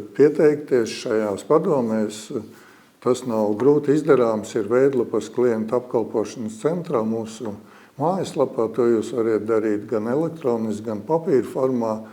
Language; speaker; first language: Latvian; native; Latvian